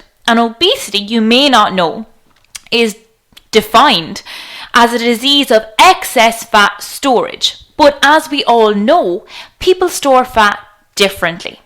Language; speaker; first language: English; native; English